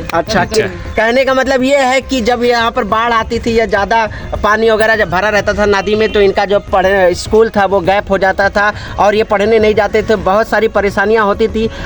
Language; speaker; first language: Hindi; native; Hindi